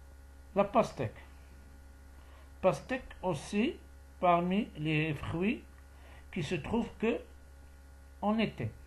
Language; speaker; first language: French; non-native, local second language; Arabic